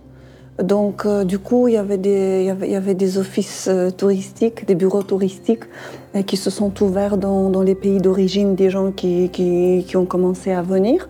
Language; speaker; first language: French; non-native, fluent; Polish